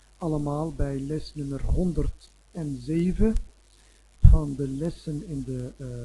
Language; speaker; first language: Dutch; non-native, fluent; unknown